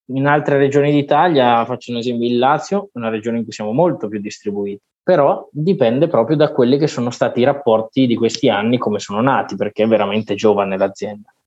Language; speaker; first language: Italian; native; Italian